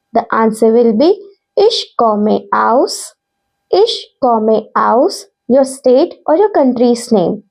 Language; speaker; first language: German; non-native, fluent; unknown